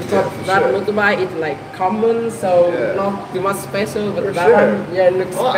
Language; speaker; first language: English; non-native, learner; Vietnamese